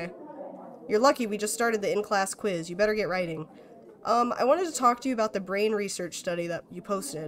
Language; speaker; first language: English; native; English